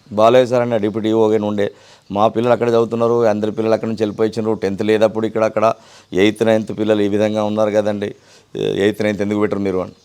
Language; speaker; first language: Telugu; non-native, local second language; Urdu